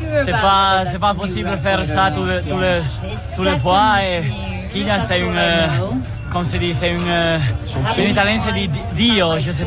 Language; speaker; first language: French; non-native, learner; Italian